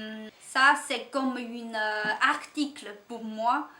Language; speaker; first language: French; non-native, learner; Chinese